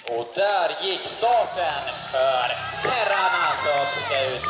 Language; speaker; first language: Swedish; native; Swedish